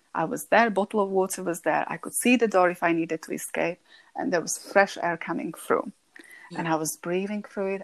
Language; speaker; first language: English; non-native, fluent; Slovak